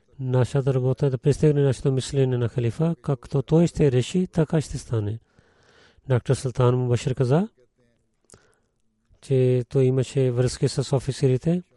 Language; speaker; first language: Bulgarian; non-native, learner; Urdu